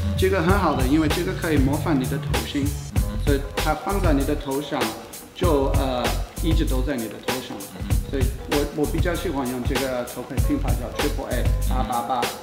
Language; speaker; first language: Chinese; non-native, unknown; English